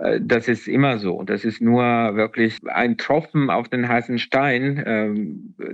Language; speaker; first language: German; non-native, fluent; Italian